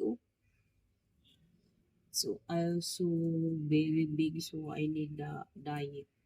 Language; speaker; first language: English; non-native, learner; Filipino